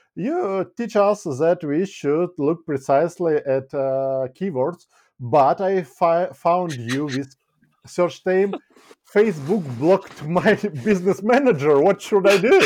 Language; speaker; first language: English; non-native, fluent; Ukrainian